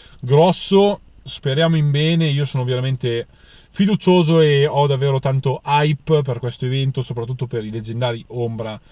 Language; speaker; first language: Italian; native; Italian